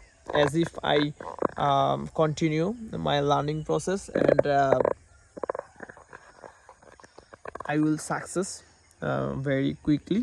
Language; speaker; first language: English; non-native, learner; Bangla